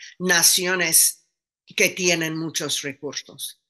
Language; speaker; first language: Spanish; non-native, fluent; English